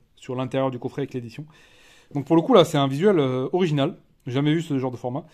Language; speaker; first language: French; native; French